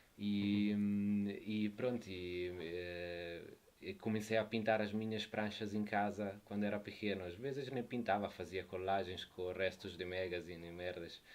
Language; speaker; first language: Portuguese; non-native, fluent; Italian